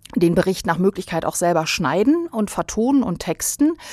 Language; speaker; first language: German; early bilingual, other home language; Bosnian